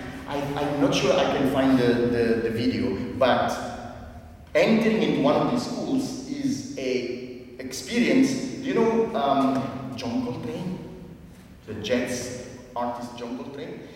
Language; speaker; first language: English; non-native, fluent; Italian